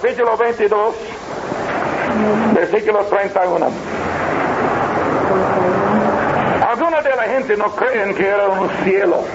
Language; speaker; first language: Spanish; non-native, learner; English